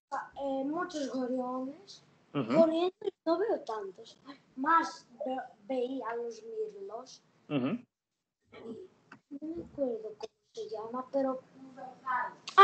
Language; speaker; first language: Spanish; early bilingual, heritage; Spanish